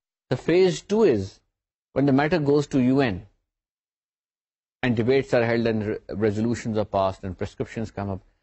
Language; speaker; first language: English; non-native, local second language; Urdu